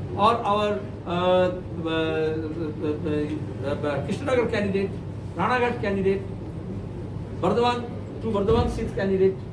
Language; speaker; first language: English; non-native, local second language; Bangla